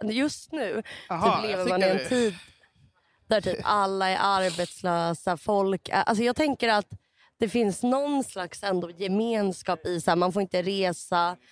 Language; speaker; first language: Swedish; native; Swedish